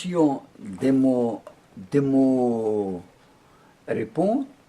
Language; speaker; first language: French; non-native, learner; Russian